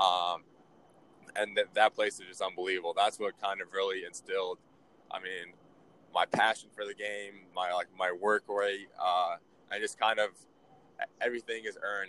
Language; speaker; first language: English; native; English